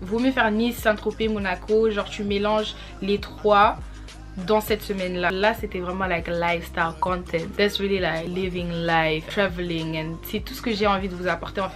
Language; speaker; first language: French; native; French